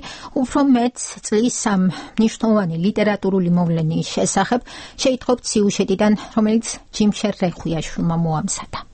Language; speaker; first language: Georgian; native; Georgian